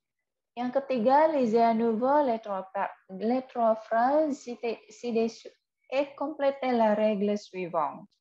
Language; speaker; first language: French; non-native, fluent; Indonesian